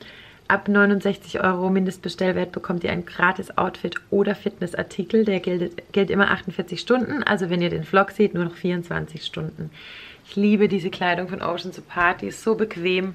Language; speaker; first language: German; native; German